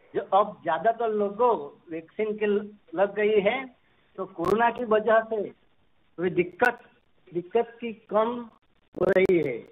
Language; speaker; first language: Hindi; non-native, local second language; Gujarati